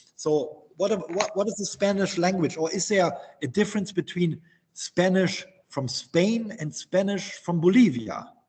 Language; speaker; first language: English; non-native, fluent; German